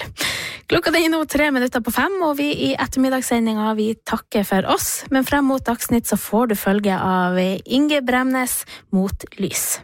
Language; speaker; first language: Norwegian; native; Norwegian